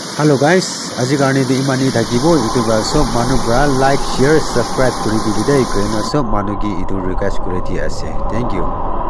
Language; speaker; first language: Assamese; non-native, local second language; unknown